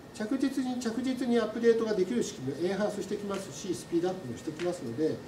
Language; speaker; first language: Japanese; native; Japanese